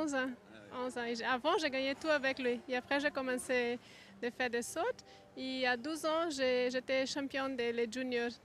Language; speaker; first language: French; non-native, learner; Portuguese